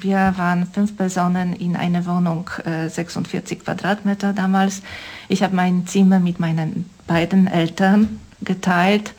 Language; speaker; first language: German; non-native, fluent; Polish